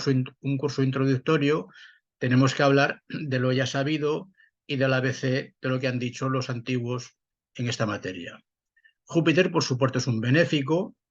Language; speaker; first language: Spanish; native; Spanish